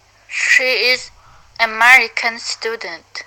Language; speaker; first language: English; non-native, learner; Uyghur